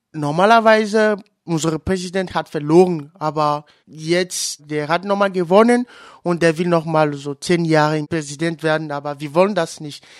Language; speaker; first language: German; non-native, learner; Ewe